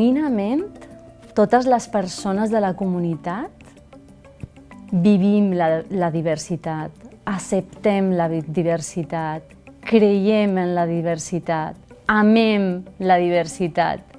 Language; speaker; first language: Catalan; early bilingual, other home language; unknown